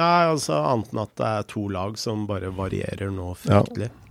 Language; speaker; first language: Norwegian; native; Norwegian